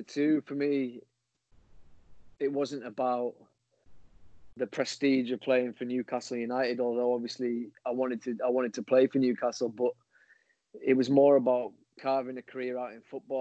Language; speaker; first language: English; native; English